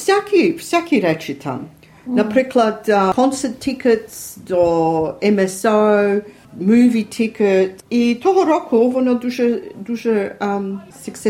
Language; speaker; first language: Ukrainian; early bilingual, heritage; Ukrainian